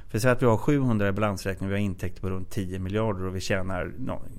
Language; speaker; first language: Swedish; native; Swedish